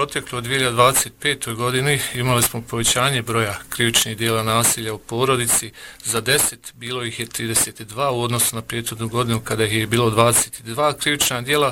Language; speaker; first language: Bosnian; native; Bosnian